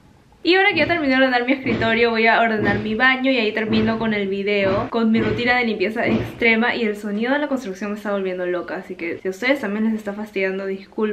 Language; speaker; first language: Spanish; native; Spanish